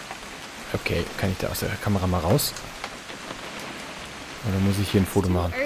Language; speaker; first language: German; native; German